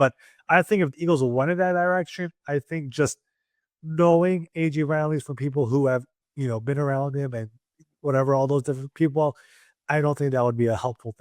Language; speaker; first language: English; native; English